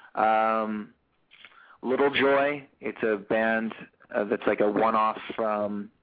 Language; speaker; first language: English; native; English